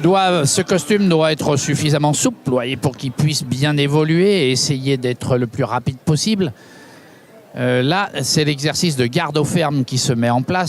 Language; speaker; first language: French; native; French